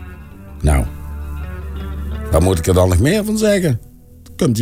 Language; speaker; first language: Dutch; native; Dutch